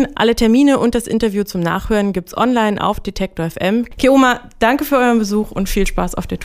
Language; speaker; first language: German; native; German